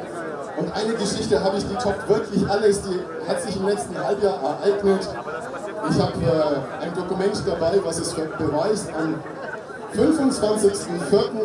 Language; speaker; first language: German; native; German